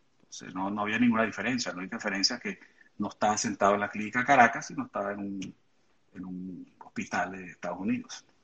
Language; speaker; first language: Spanish; native; Spanish